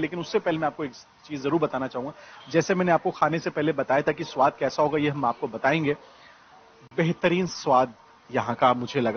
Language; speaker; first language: Hindi; native; Hindi